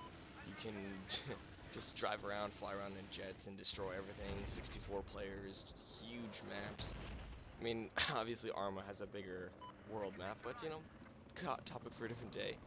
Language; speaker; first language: English; native; English